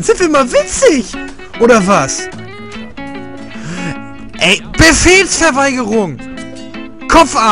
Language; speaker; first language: German; native; German